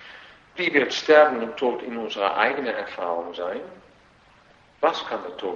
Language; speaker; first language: German; non-native, fluent; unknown